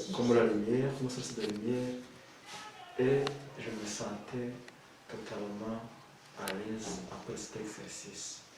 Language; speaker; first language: French; non-native, local second language; Rundi